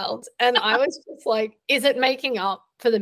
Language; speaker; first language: English; native; English